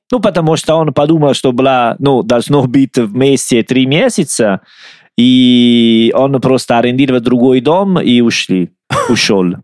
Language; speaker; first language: Russian; non-native, learner; Italian